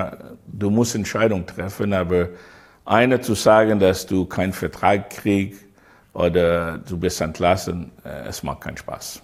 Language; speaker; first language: German; non-native, learner; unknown